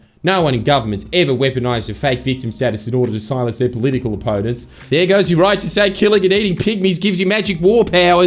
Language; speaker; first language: English; native; English